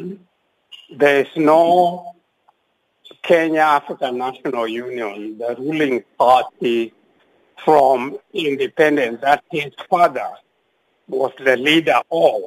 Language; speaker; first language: English; non-native, local second language; Luo (Kenya and Tanzania)